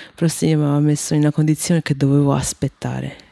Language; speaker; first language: Italian; early bilingual, other home language; Chinese